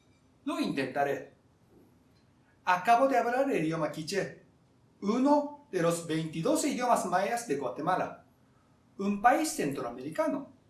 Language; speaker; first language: Spanish; non-native, fluent; Japanese